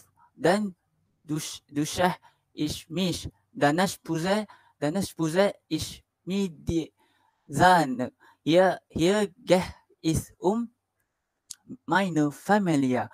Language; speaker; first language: German; non-native, learner; Malay